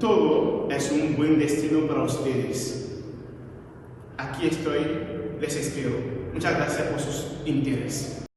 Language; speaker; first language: Spanish; non-native, fluent; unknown